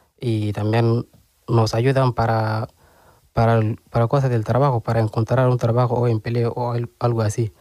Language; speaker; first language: Spanish; non-native, learner; Arabic